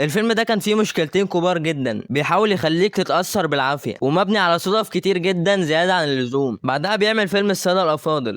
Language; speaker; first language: Arabic; native; Arabic